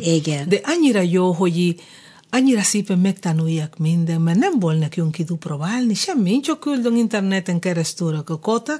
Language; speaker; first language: Hungarian; non-native, fluent; Spanish